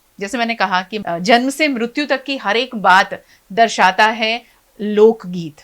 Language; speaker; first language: Hindi; non-native, local second language; Gujarati